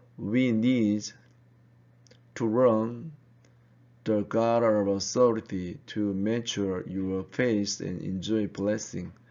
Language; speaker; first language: English; non-native, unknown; Korean